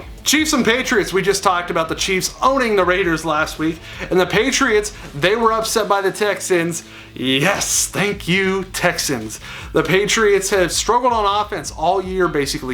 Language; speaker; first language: English; native; English